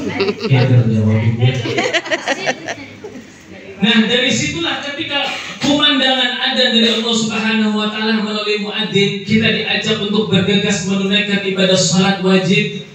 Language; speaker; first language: Indonesian; native; Indonesian